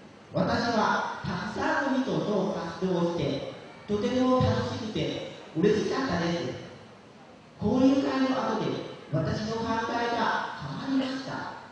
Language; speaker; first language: Japanese; non-native, learner; Lao